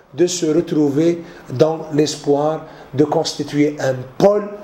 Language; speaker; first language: French; non-native, local second language; Arabic